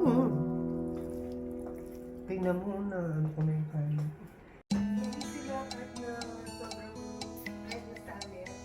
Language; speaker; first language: Filipino; non-native, local second language; Cebuano